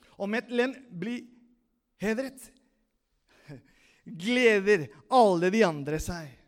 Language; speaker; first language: Norwegian; non-native, fluent; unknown